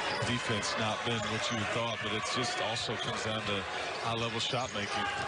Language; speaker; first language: English; native; English